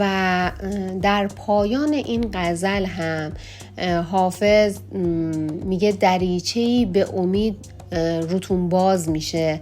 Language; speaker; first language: Persian; native; Persian